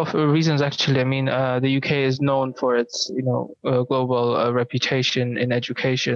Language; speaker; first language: English; non-native, local second language; Bangla